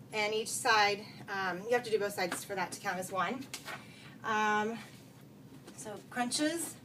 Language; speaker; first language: English; native; English